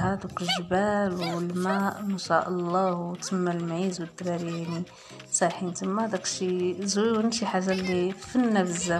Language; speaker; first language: Arabic; native; Arabic